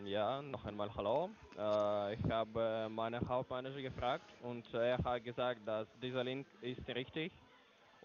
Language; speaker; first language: German; non-native, learner; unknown